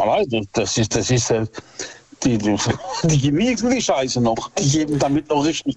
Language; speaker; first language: German; native; German